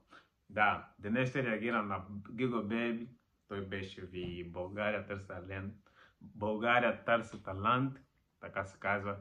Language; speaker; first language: Bulgarian; non-native, learner; Macedonian